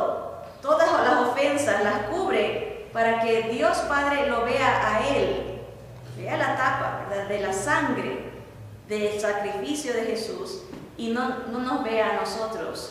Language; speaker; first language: Spanish; native; Spanish